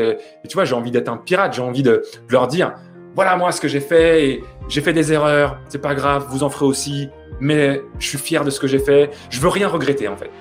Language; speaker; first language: French; native; French